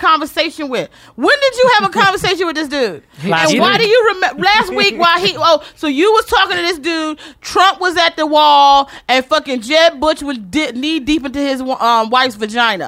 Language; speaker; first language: English; native; English